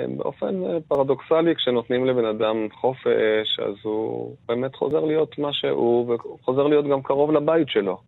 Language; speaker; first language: Hebrew; native; Hebrew